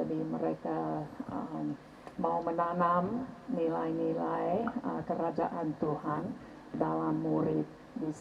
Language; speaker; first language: Indonesian; non-native, fluent; English